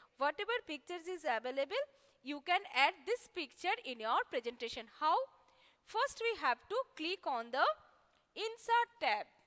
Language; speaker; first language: English; non-native, local second language; Bangla